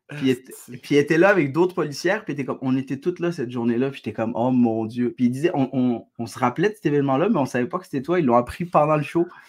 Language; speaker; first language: French; early bilingual, other home language; Arabic